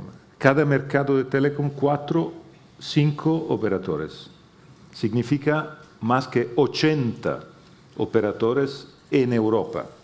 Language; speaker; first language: Spanish; non-native, fluent; Italian